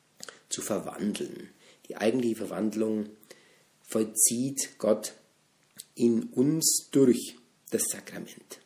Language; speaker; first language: German; native; German